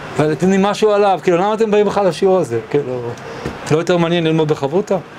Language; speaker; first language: Hebrew; early bilingual, other home language; English